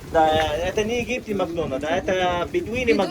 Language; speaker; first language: Russian; non-native, learner; Arabic